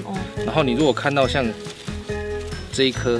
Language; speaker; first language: Chinese; native; Chinese